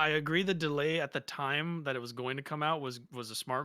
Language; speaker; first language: English; native; English